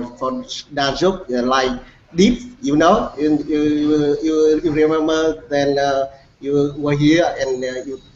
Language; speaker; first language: English; non-native, learner; Vietnamese